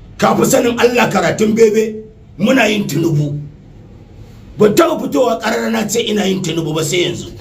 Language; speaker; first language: Hausa; native; Hausa